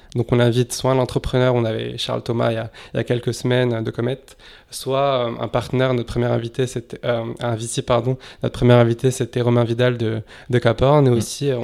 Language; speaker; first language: French; non-native, local second language; Arabic